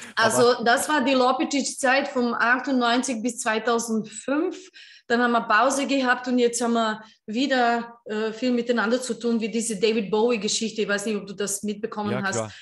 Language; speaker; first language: German; non-native, fluent; Serbian